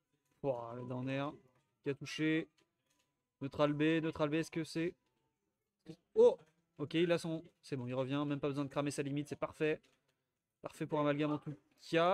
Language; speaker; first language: French; native; French